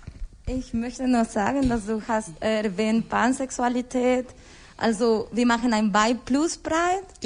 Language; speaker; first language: German; non-native, learner; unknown